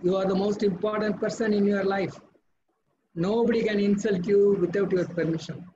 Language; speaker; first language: English; non-native, local second language; Tamil